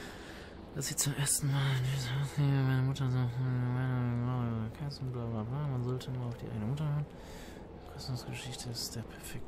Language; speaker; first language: German; native; German